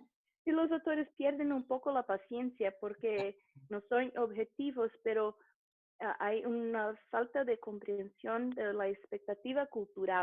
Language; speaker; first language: Spanish; non-native, fluent; Portuguese